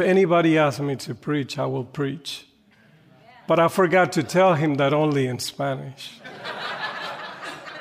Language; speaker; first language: English; non-native, fluent; Spanish